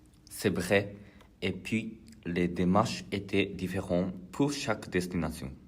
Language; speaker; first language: French; non-native, learner; Japanese